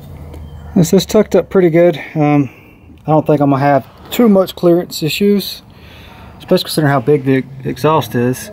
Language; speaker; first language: English; native; English